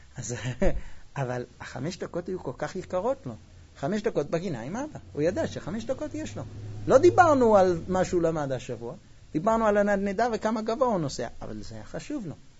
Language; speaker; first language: Hebrew; non-native, fluent; English